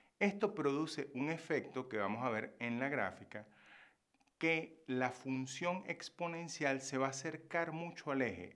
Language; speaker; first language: Spanish; native; Spanish